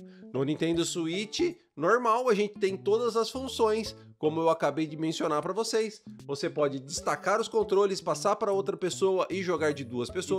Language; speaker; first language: Portuguese; native; Portuguese